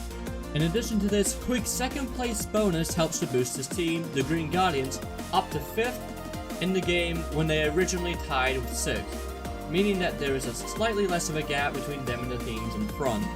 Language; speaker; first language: English; native; English